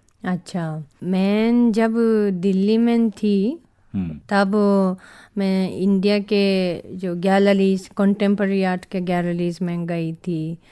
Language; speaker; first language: Hindi; non-native, fluent; Japanese